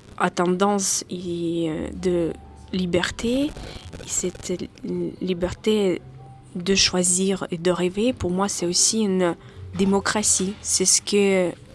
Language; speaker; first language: French; non-native, learner; Ukrainian